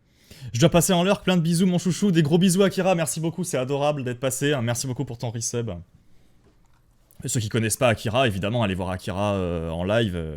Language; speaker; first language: French; native; French